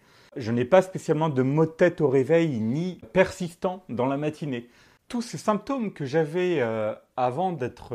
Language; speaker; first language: French; native; French